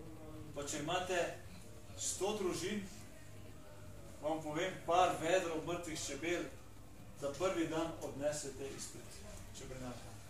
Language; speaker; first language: Slovenian; native; Slovenian